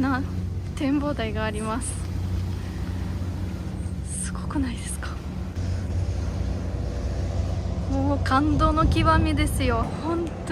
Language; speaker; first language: Japanese; non-native, fluent; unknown